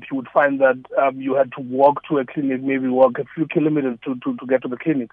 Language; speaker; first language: English; non-native, local second language; Xhosa